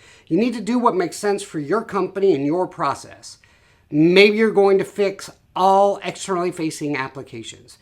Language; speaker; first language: English; native; English